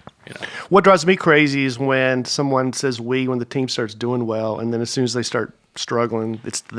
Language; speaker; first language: English; native; English